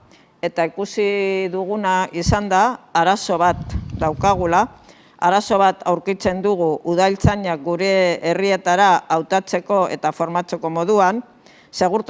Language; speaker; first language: Basque; native; Basque